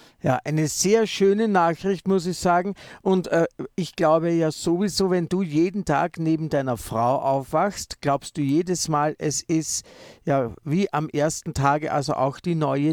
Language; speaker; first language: German; native; German